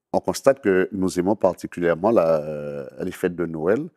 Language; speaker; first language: French; native; French